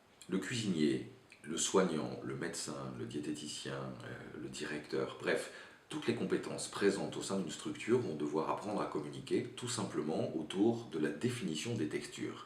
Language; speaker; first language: French; native; French